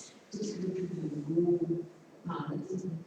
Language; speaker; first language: Russian; non-native, learner; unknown